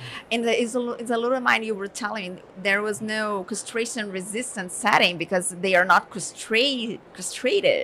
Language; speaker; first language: English; non-native, fluent; Portuguese